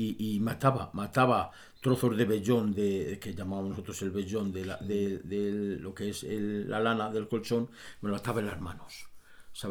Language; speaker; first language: Spanish; native; Spanish